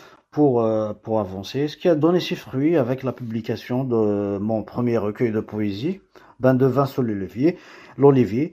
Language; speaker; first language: French; non-native, local second language; Kabyle